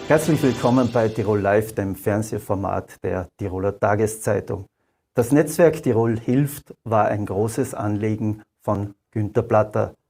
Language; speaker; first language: German; native; German